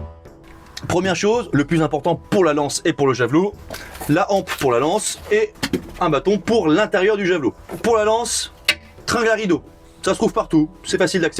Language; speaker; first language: French; native; French